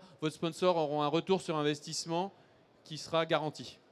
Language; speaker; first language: French; native; French